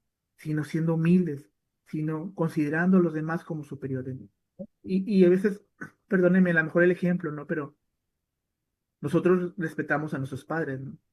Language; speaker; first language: Spanish; native; Spanish